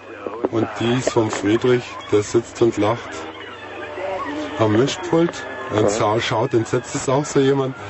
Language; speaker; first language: German; native; German